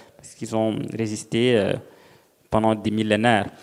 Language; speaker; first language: French; non-native, local second language; Serer